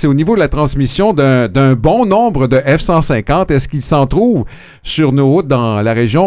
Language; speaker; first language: French; native; French